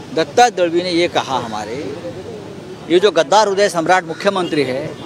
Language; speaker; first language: Hindi; non-native, local second language; Marathi